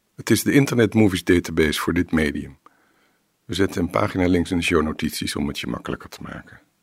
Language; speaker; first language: Dutch; native; Dutch